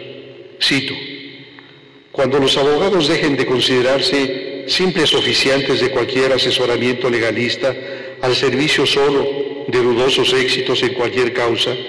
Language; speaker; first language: Spanish; native; Spanish